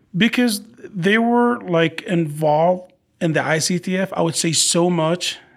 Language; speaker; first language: English; non-native, fluent; Arabic